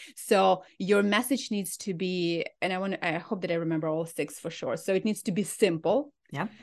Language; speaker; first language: English; non-native, fluent; Ukrainian